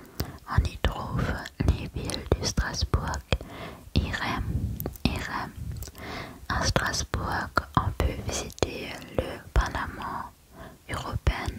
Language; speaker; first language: French; non-native, learner; German